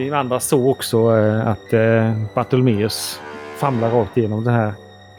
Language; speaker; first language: Swedish; native; Swedish